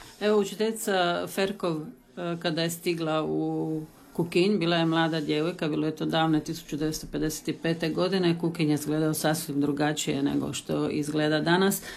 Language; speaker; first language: Serbian; early bilingual, heritage; Croatian